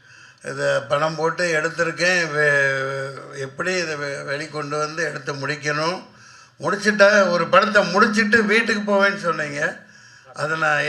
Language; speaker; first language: Tamil; native; Tamil